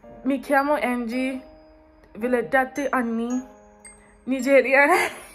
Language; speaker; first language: Italian; non-native, learner; English